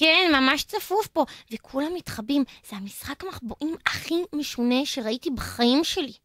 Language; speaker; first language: Hebrew; native; Hebrew